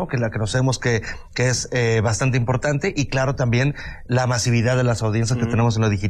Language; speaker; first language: Spanish; native; Spanish